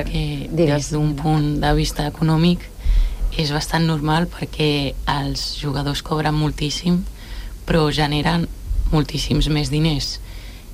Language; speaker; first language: Catalan; native; Catalan